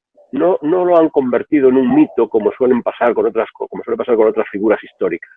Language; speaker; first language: Spanish; native; Spanish